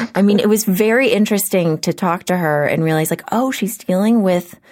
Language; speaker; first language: English; native; English